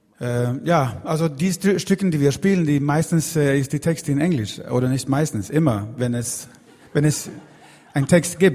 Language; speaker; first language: German; non-native, learner; Swedish